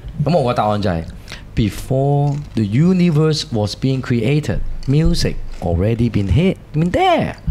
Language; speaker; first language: English; non-native, local second language; Cantonese